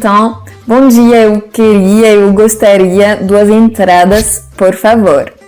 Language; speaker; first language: Portuguese; non-native, fluent; French